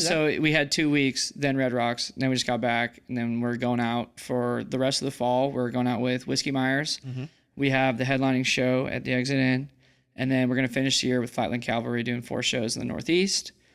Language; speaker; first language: English; native; English